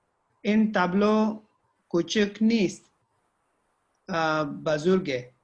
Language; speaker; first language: Persian; non-native, learner; Urdu